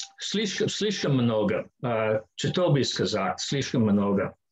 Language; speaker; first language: Russian; non-native, learner; English